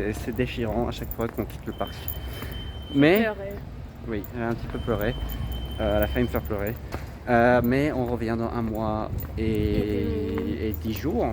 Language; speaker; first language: French; native; French